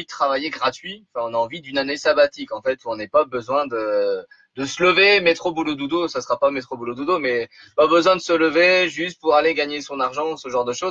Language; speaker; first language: French; native; French